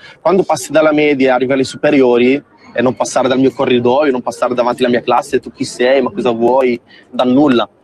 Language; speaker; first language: Italian; early bilingual, other home language; Arabic